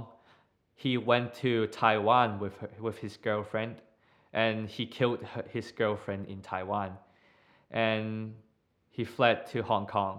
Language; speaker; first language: English; non-native, local second language; Cantonese